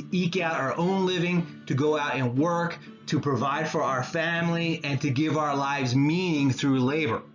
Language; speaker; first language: English; native; English